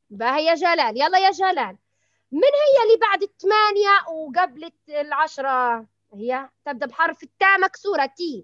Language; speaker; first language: Arabic; native; Arabic